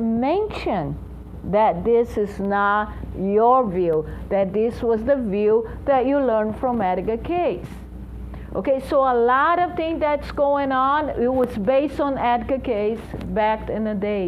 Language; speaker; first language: English; non-native, fluent; Portuguese